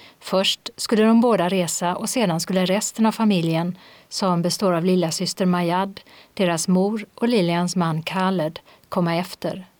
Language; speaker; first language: Swedish; native; Swedish